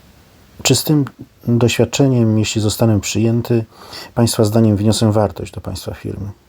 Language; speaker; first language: Polish; native; Polish